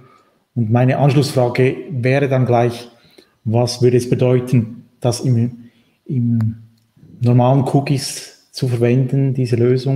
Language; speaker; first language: German; native; German